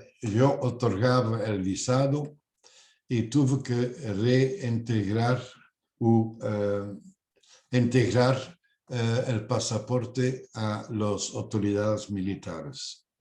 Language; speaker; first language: Spanish; non-native, fluent; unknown